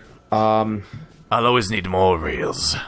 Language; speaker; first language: English; native; English